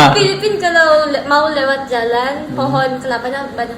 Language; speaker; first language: Indonesian; non-native, learner; Filipino